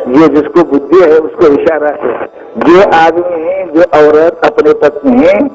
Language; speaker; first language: Hindi; non-native, local second language; Kannada